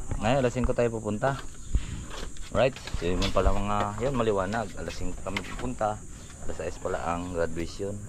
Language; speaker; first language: Filipino; non-native, local second language; Cebuano